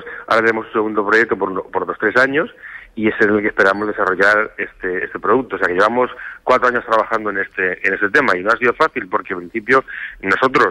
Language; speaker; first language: Spanish; native; Spanish